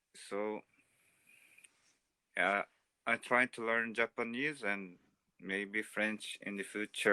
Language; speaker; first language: English; non-native, learner; Portuguese